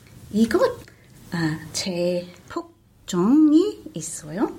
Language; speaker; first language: Korean; non-native, learner; English